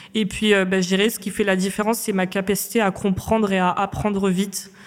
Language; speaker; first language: French; native; French